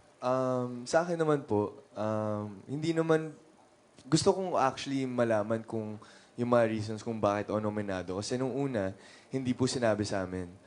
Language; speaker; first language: Filipino; native; Filipino